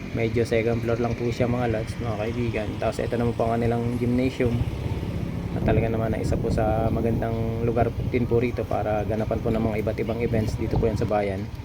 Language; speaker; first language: Filipino; non-native, local second language; Bikol